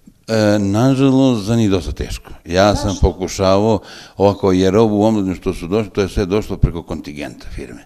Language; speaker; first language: Croatian; native; Croatian